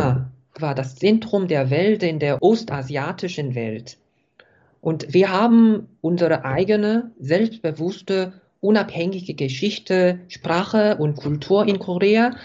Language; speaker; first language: German; non-native, fluent; Korean